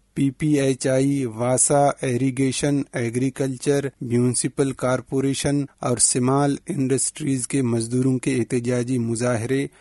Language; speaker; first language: Urdu; non-native, local second language; Baluchi